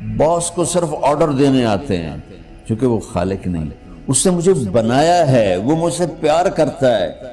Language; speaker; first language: Urdu; non-native, local second language; Punjabi